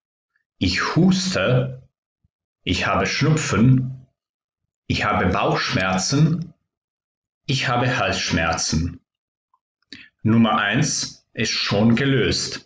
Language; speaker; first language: German; non-native, fluent; Croatian